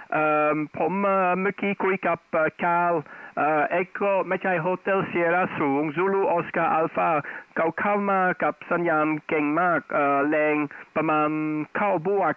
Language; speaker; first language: Thai; non-native, fluent; Dutch